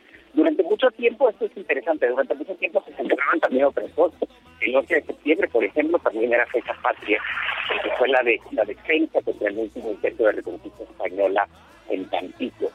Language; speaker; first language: Spanish; native; Spanish